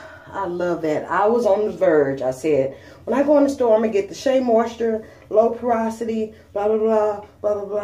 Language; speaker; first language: English; native; English